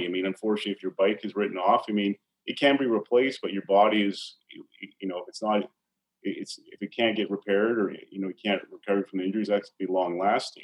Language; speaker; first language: English; native; English